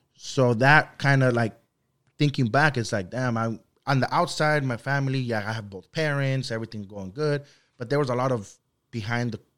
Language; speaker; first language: English; early bilingual, other home language; Spanish